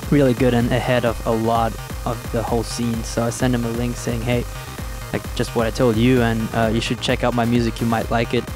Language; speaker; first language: English; non-native, fluent; German